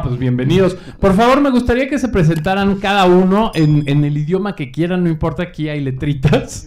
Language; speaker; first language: Spanish; native; Spanish